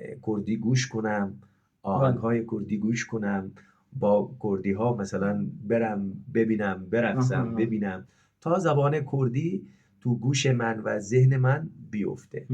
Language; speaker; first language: Persian; non-native, fluent; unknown